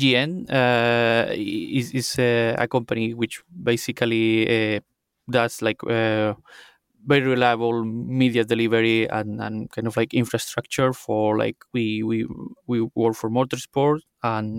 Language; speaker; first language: English; non-native, fluent; Spanish